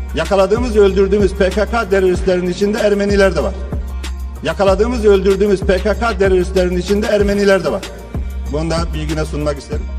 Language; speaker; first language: Turkish; native; Turkish